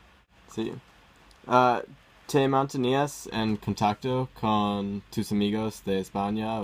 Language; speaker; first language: Spanish; non-native, learner; English